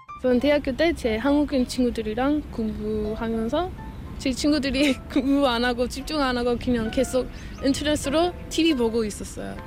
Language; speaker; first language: Korean; non-native, learner; English